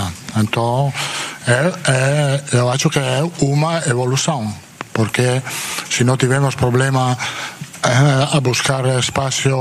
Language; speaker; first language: Portuguese; non-native, fluent; Italian